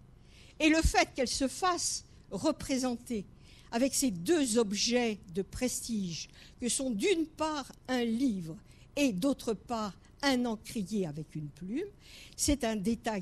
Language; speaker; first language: French; native; French